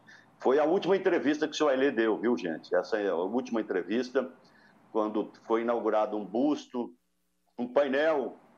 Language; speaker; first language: Portuguese; native; Portuguese